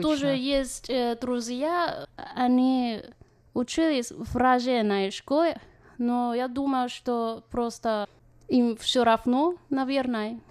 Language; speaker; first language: Russian; non-native, fluent; Chinese